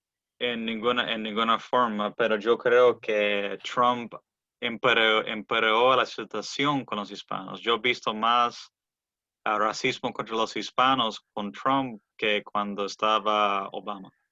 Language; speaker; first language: Spanish; early bilingual, heritage; Spanish